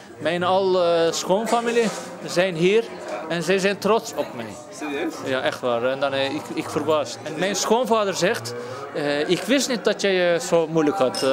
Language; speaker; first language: Dutch; non-native, fluent; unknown